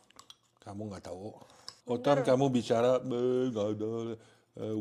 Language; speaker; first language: Indonesian; non-native, learner; French